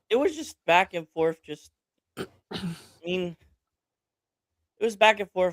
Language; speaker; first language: English; native; English